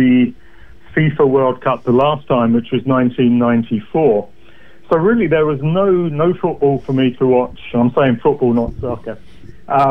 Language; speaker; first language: English; native; English